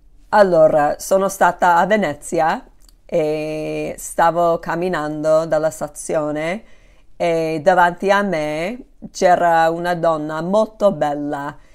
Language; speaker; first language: Italian; non-native, fluent; English